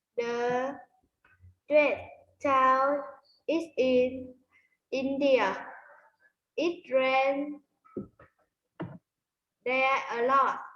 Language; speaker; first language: English; non-native, learner; Vietnamese